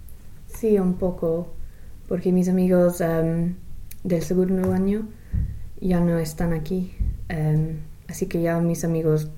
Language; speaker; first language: Spanish; non-native, fluent; English